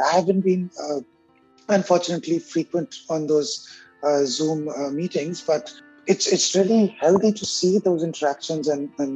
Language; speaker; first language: English; non-native, local second language; Hindi